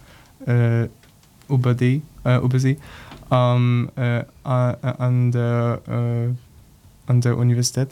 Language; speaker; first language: German; non-native, learner; Polish